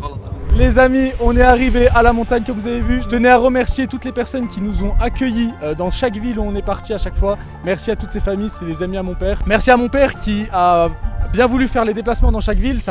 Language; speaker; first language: French; native; French